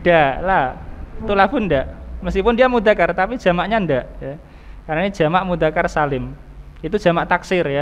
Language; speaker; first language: Indonesian; native; Indonesian